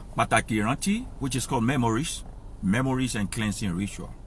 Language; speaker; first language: English; non-native, local second language; Yoruba